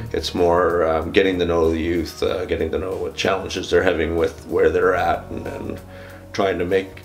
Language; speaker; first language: English; native; English